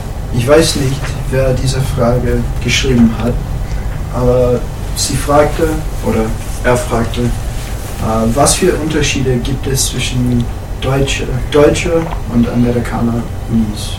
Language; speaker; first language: German; non-native, learner; English